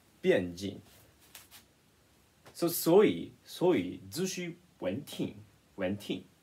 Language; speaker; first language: Chinese; non-native, learner; Japanese